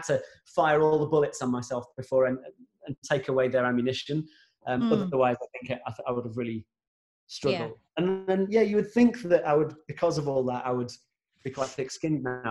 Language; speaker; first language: English; native; English